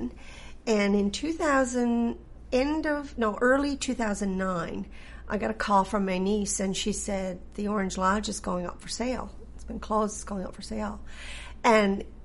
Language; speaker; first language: English; native; English